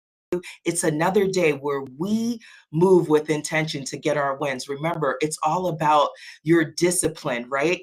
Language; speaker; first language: English; native; English